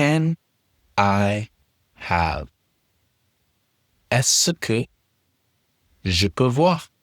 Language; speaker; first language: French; non-native, learner; English